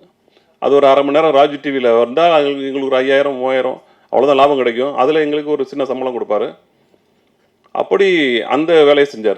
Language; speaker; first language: Tamil; native; Tamil